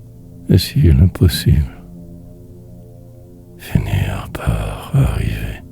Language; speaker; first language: French; native; French